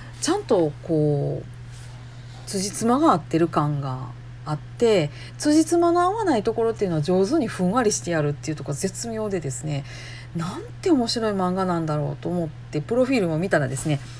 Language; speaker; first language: Japanese; native; Japanese